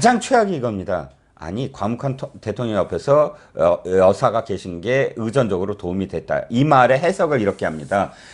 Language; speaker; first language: Korean; native; Korean